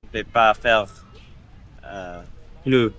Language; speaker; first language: French; non-native, learner; English